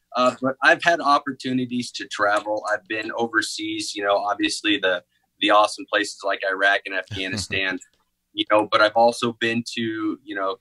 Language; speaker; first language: English; native; English